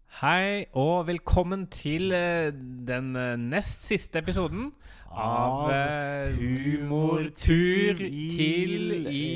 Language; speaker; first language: Norwegian; native; Norwegian